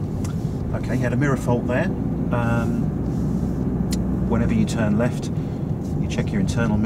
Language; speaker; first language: English; native; English